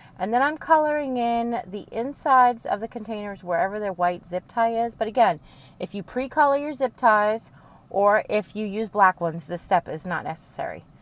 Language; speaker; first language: English; native; English